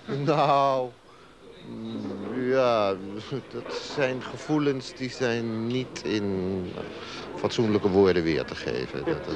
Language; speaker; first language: Dutch; native; Dutch